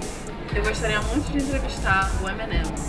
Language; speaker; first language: Portuguese; native; Portuguese